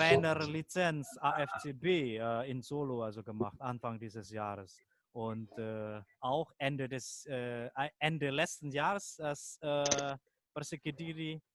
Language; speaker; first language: German; non-native, fluent; Indonesian